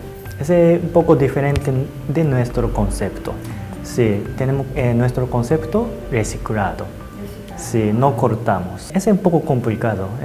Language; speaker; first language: Spanish; non-native, learner; Japanese